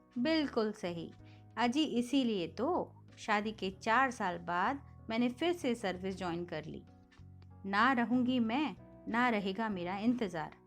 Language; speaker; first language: Hindi; native; Hindi